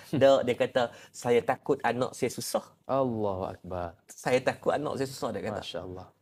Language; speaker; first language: Malay; native; Malay